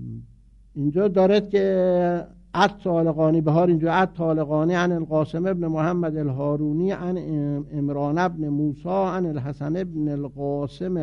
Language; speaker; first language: Persian; native; Persian